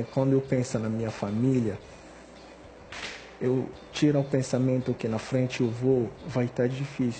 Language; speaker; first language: Portuguese; non-native, fluent; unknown